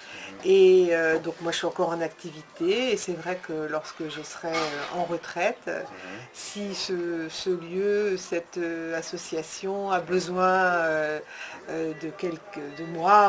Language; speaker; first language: French; native; French